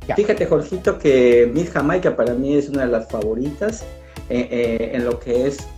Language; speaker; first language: Spanish; native; Spanish